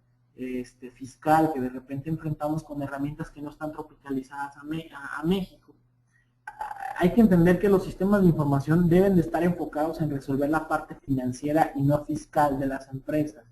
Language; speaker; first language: Spanish; native; Spanish